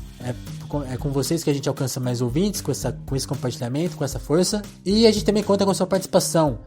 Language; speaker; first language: Portuguese; native; Portuguese